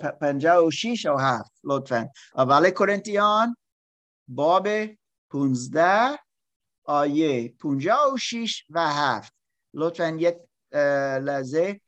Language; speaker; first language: Persian; non-native, learner; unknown